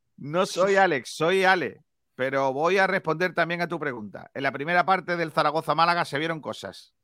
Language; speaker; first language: Spanish; native; Spanish